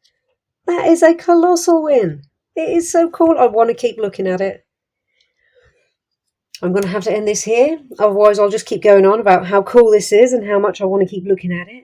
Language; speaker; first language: English; native; English